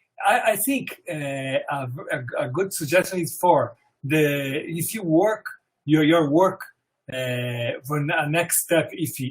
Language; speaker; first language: English; non-native, fluent; Portuguese